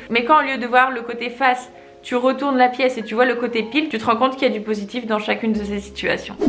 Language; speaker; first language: French; native; French